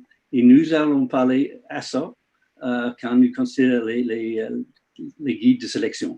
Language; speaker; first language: French; non-native, learner; English